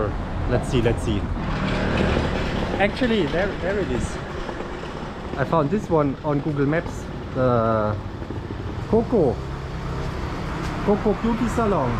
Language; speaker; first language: English; non-native, fluent; German